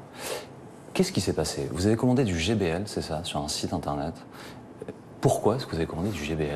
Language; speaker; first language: French; native; French